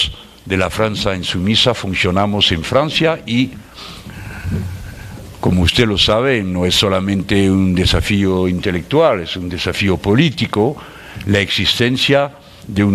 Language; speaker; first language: Spanish; non-native, fluent; French